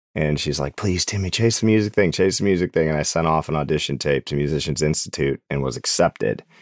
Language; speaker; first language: English; native; English